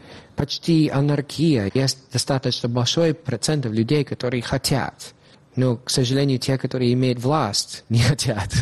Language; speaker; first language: Russian; non-native, fluent; English